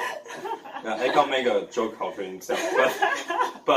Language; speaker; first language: English; non-native, learner; Chinese